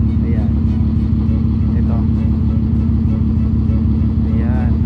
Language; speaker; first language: Filipino; native; Filipino